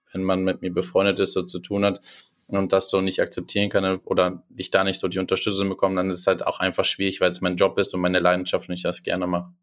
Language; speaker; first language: German; native; German